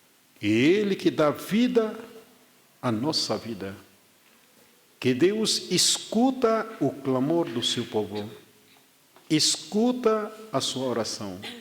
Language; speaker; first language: Portuguese; non-native, fluent; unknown